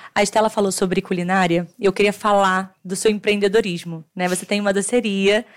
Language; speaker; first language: Portuguese; native; Portuguese